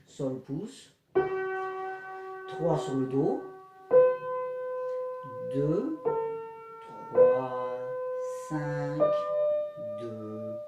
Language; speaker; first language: French; native; French